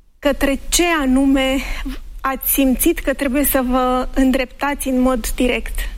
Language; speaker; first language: Romanian; native; Romanian